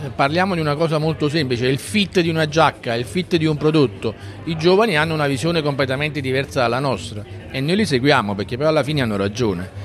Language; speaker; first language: Italian; native; Italian